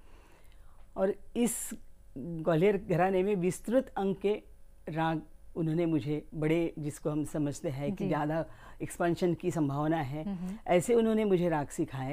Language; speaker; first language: Hindi; native; Hindi